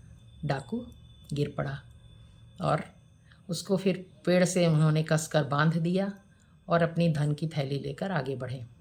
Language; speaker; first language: Hindi; native; Hindi